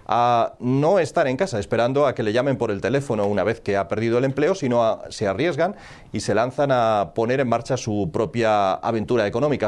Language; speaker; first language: Spanish; native; Spanish